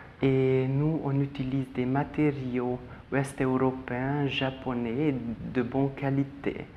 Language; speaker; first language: French; non-native, fluent; Hungarian